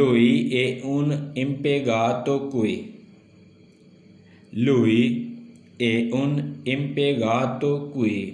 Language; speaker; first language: Italian; non-native, learner; Urdu